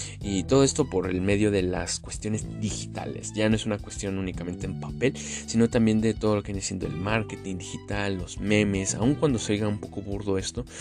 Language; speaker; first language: Spanish; native; Spanish